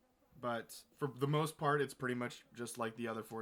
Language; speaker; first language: English; native; English